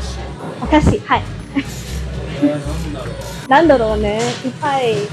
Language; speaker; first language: Japanese; non-native, learner; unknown